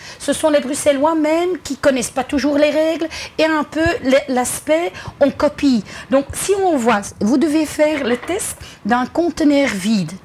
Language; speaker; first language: French; non-native, local second language; Dutch